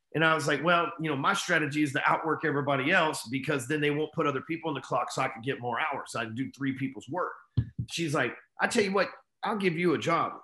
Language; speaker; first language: English; native; English